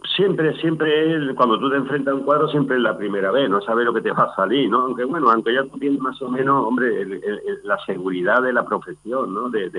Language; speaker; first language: Spanish; native; Spanish